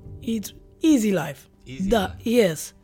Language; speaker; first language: English; non-native, learner; Polish